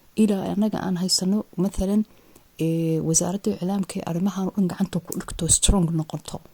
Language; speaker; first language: Somali; native; Somali